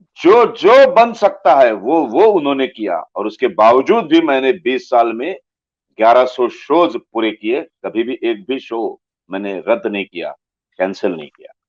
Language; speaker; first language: Hindi; non-native, local second language; Marathi